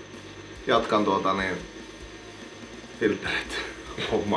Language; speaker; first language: Finnish; native; Finnish